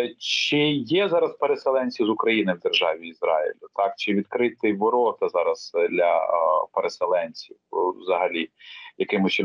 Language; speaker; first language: Ukrainian; native; Ukrainian